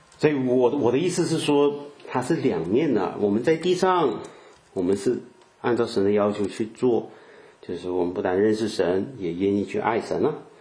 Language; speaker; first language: Chinese; native; Chinese